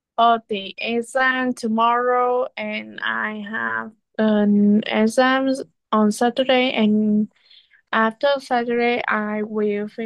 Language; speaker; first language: English; non-native, learner; Vietnamese